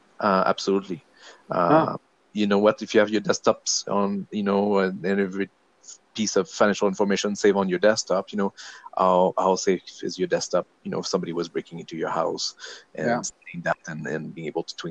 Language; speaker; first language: English; non-native, fluent; French